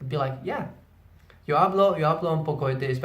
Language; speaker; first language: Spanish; non-native, learner; English